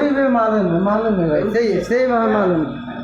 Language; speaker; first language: Hindi; non-native, learner; Bangla